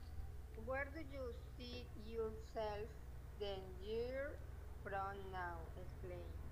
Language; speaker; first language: English; non-native, learner; Spanish